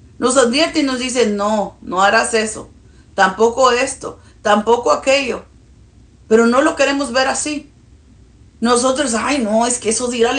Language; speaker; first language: Spanish; early bilingual, heritage; Spanish